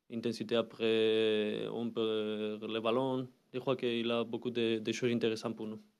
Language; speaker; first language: French; non-native, learner; Spanish